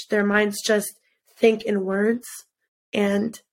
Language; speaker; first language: English; native; English